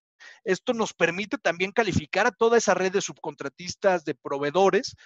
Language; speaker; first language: Spanish; native; Spanish